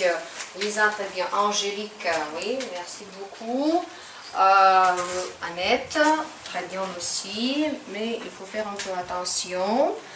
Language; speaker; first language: French; non-native, fluent; Ukrainian